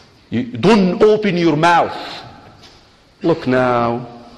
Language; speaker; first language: English; non-native, fluent; Arabic